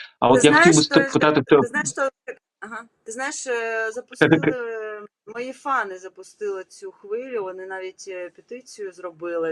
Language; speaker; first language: Ukrainian; non-native, local second language; Russian